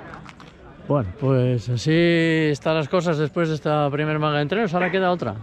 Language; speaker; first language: Spanish; native; Spanish